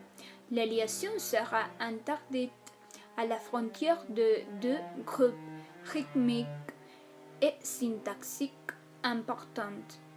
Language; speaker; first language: French; non-native, fluent; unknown